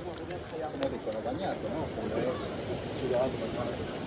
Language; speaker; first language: Italian; non-native, learner; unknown